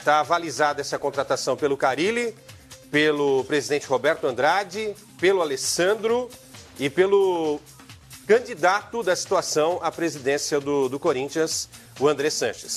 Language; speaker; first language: Portuguese; native; Portuguese